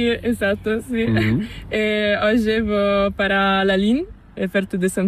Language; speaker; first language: Spanish; non-native, learner; Italian